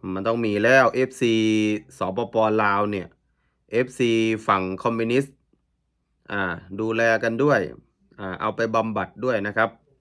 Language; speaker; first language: Thai; native; Thai